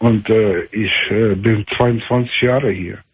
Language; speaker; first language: German; early bilingual, other home language; Albanian